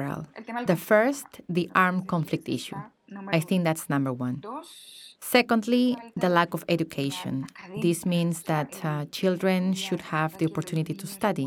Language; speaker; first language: English; non-native, fluent; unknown